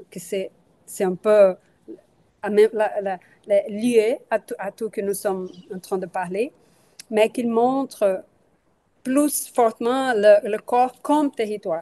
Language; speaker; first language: French; non-native, fluent; Portuguese